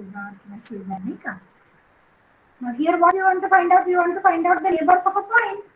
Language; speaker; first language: English; non-native, local second language; Marathi